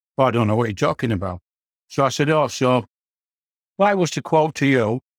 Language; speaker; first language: English; native; English